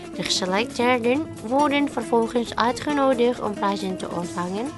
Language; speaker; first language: Dutch; non-native, fluent; Indonesian